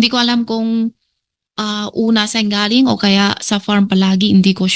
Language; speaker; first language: Filipino; early bilingual, other home language; Chinese